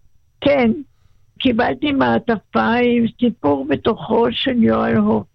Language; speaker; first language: Hebrew; non-native, local second language; German